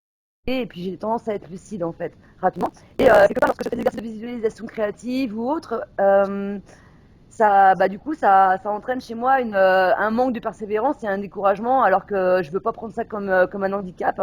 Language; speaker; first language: French; native; French